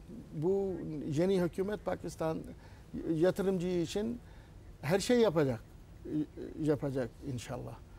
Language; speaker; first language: Turkish; non-native, learner; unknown